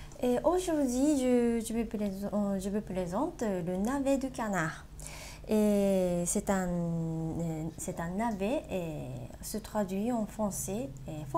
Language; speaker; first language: French; non-native, learner; Japanese